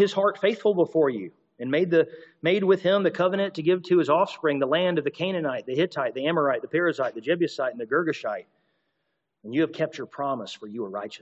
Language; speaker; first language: English; native; English